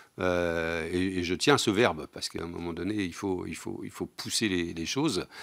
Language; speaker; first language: French; native; French